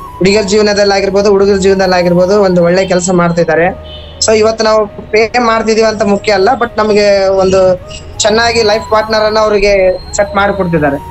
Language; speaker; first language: Kannada; native; Kannada